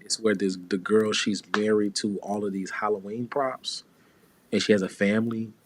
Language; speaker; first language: English; native; English